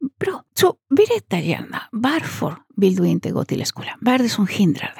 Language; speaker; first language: Swedish; non-native, fluent; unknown